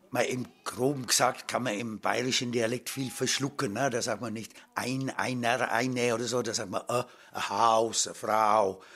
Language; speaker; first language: German; native; German